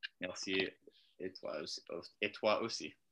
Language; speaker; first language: French; non-native, learner; English